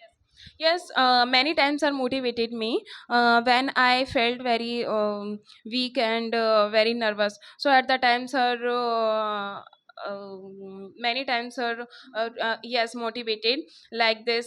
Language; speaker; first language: English; non-native, local second language; Hindi